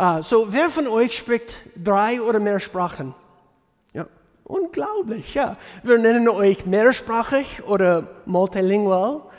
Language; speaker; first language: German; non-native, fluent; English